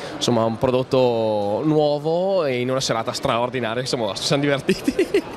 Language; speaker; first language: Italian; native; Italian